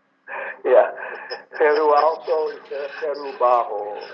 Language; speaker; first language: Spanish; non-native, fluent; English